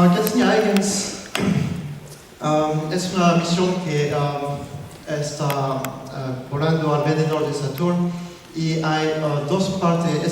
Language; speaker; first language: Spanish; non-native, learner; French